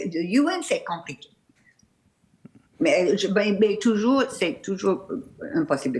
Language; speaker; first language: French; non-native, learner; English